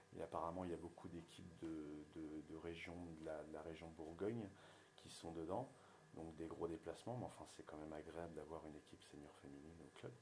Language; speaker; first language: French; native; French